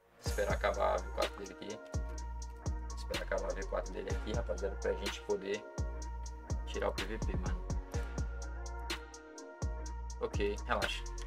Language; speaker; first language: Portuguese; native; Portuguese